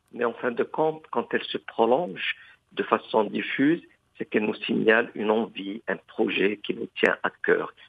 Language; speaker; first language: French; non-native, local second language; Arabic